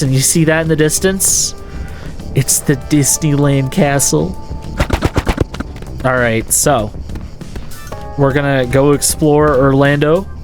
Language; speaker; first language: English; native; English